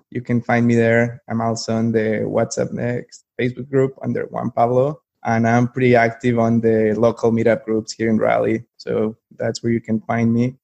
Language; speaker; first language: English; non-native, fluent; Spanish